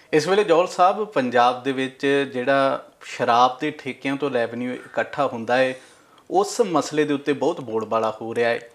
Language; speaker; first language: Punjabi; native; Punjabi